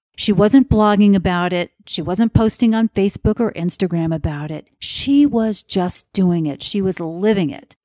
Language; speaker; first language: English; native; English